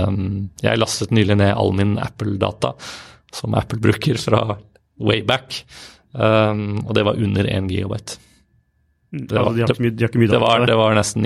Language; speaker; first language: Norwegian; native; Norwegian